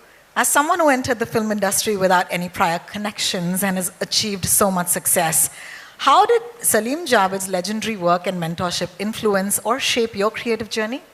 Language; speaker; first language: English; non-native, local second language; Hindi